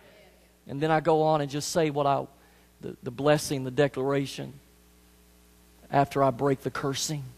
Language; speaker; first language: English; native; English